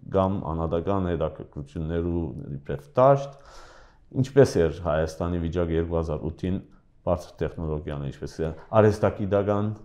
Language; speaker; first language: Armenian; early bilingual, heritage; Armenian